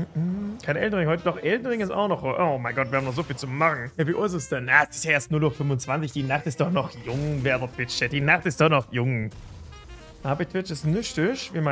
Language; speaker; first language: German; native; German